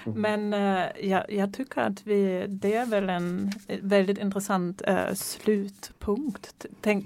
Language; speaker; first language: Swedish; non-native, fluent; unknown